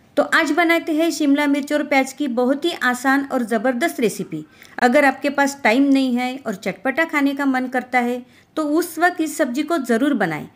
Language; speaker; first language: Hindi; non-native, local second language; Marathi